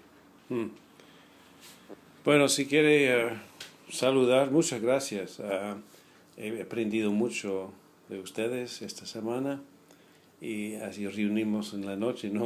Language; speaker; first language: Spanish; non-native, fluent; English